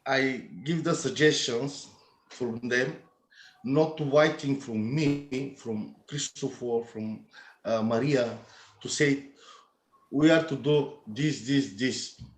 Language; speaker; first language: English; non-native, learner; Bulgarian